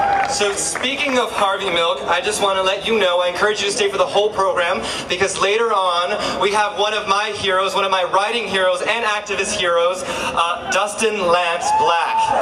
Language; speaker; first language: English; early bilingual, other home language; Spanish